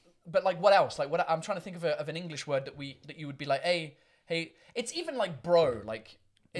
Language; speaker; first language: English; native; English